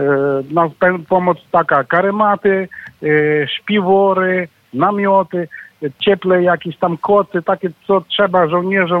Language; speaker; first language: Polish; non-native, learner; Ukrainian